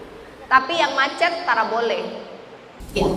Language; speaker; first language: Indonesian; native; Indonesian